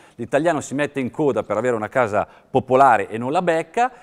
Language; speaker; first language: Italian; native; Italian